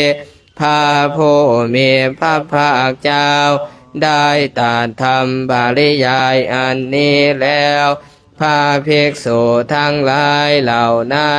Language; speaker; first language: Thai; native; Thai